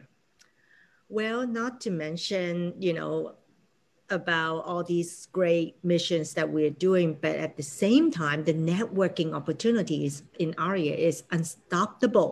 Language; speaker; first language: English; non-native, local second language; Cantonese